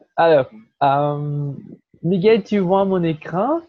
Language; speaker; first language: French; non-native, fluent; Portuguese